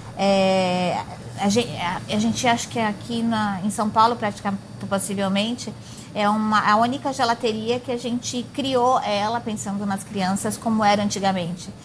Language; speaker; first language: Portuguese; native; Portuguese